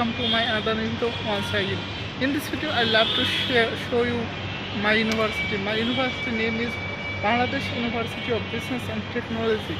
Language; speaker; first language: English; non-native, learner; Bangla